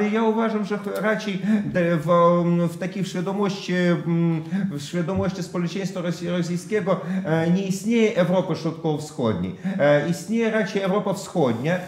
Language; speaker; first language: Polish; non-native, fluent; Russian